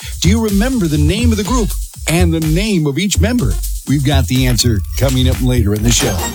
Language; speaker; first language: English; early bilingual, other home language; Spanish